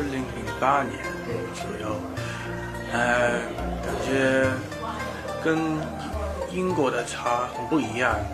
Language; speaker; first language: Chinese; non-native, fluent; English